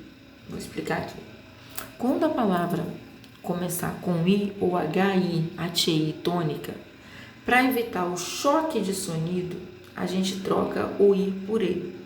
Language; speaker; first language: Portuguese; native; Portuguese